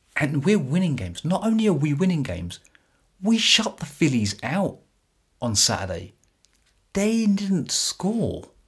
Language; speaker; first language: English; native; English